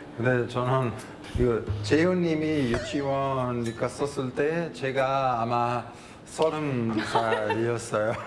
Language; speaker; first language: Korean; non-native, fluent; Italian